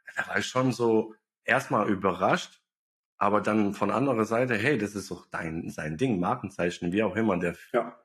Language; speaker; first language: German; non-native, fluent; Bosnian